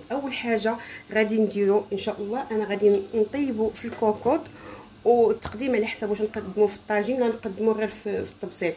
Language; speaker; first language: Arabic; native; Arabic